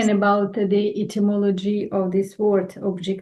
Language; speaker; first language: English; non-native, fluent; Russian